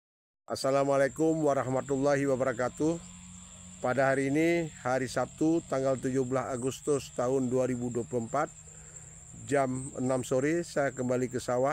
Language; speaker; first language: Indonesian; non-native, local second language; Achinese